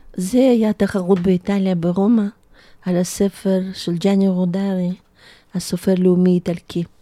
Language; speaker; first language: Hebrew; non-native, fluent; Russian